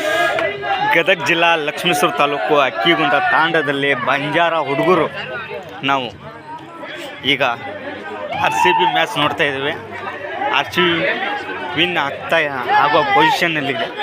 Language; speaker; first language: Kannada; non-native, local second language; Lambadi